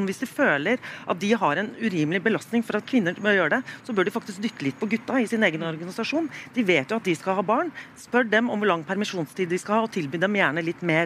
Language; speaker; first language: Norwegian; native; Norwegian